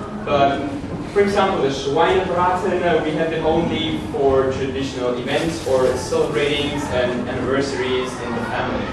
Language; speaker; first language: English; non-native, fluent; German